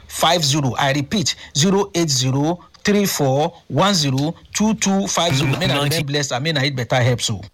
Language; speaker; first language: Nigerian Pidgin; native; Nigerian Pidgin